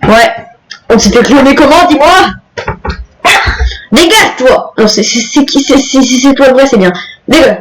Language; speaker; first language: French; native; French